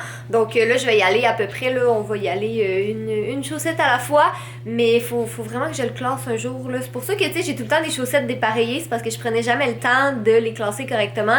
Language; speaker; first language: French; native; French